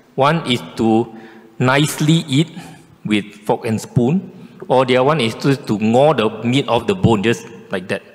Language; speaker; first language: English; non-native, local second language; Chinese